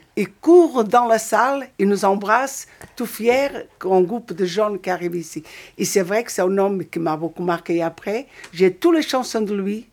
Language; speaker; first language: French; non-native, fluent; Portuguese